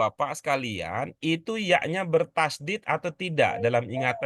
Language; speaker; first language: Indonesian; native; Indonesian